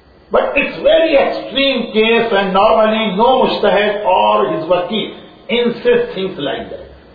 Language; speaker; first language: English; non-native, fluent; Urdu